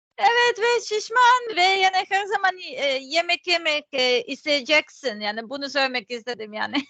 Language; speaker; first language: Turkish; non-native, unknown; Serbian